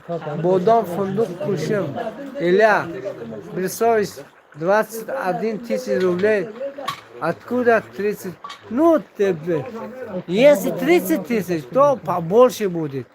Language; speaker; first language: Russian; non-native, local second language; Tajik